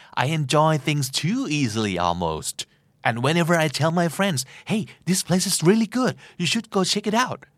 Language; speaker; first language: English; non-native, fluent; Thai